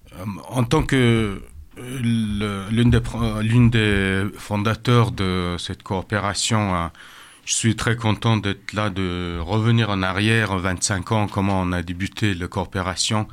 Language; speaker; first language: French; non-native, fluent; Mongolian